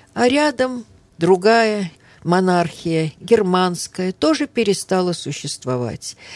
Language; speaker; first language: Russian; early bilingual, heritage; Russian